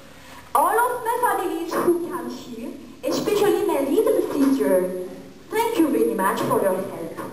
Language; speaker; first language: English; non-native, learner; Malagasy